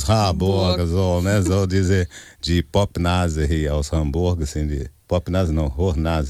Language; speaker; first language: German; non-native, fluent; Portuguese